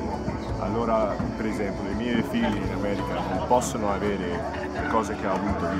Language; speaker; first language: Italian; early bilingual, other home language; English